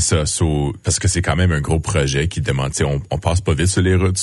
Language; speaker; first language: French; native; French